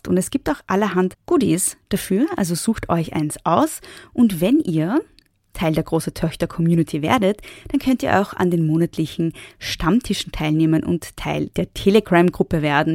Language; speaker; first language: German; native; German